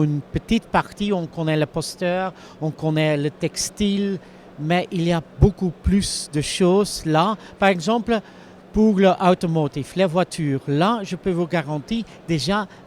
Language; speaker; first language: French; non-native, local second language; Dutch